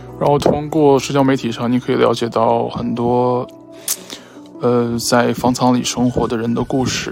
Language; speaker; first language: Chinese; native; Chinese